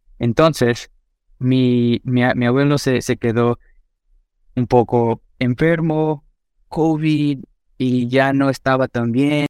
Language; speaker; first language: Spanish; non-native, fluent; Portuguese